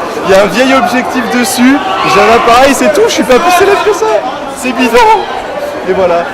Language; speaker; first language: French; native; French